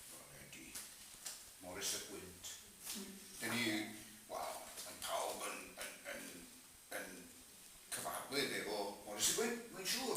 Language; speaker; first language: Welsh; non-native, fluent; English